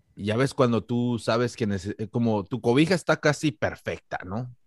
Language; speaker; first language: Spanish; native; Spanish